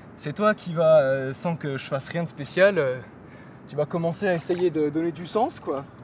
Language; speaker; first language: French; native; French